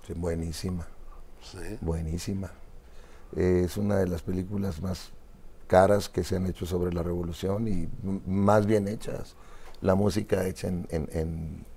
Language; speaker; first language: Spanish; native; Spanish